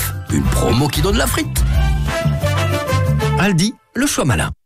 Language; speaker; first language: French; native; French